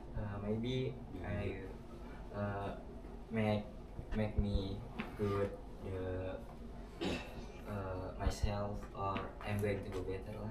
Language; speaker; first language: English; non-native, learner; Indonesian